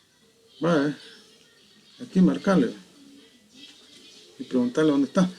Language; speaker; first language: Spanish; native; Spanish